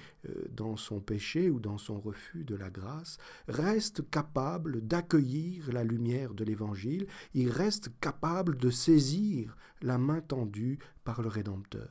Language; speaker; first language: French; native; French